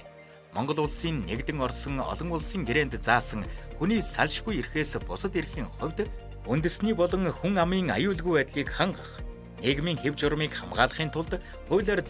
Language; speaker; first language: Mongolian; native; Mongolian